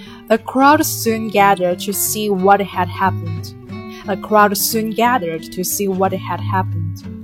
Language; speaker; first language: English; non-native, fluent; Chinese